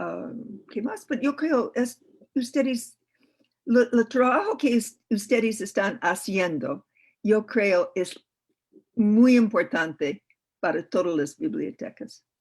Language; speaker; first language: Spanish; non-native, learner; English